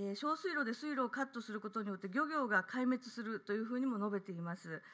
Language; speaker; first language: Japanese; native; Japanese